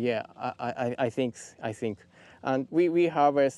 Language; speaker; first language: English; non-native, learner; Japanese